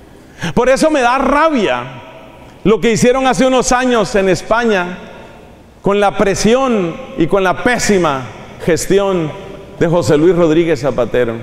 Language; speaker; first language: Spanish; native; Spanish